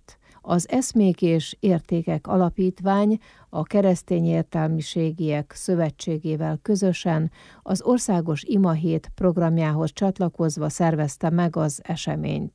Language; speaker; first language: Hungarian; native; Hungarian